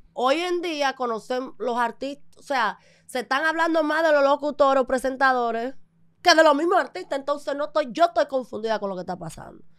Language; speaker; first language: Spanish; early bilingual, other home language; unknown